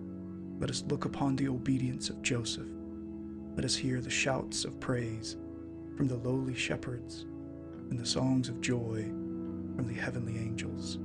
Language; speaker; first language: English; native; English